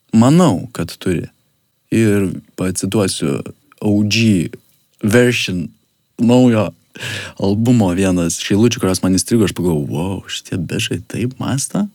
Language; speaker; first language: Lithuanian; native; Lithuanian